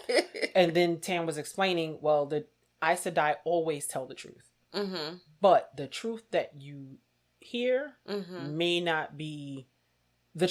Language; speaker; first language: English; native; English